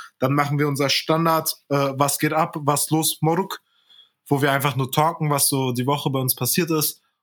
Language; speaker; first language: German; early bilingual, other home language; Turkish